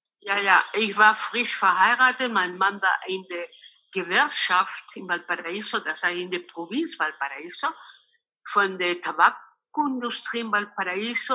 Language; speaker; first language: German; non-native, local second language; Spanish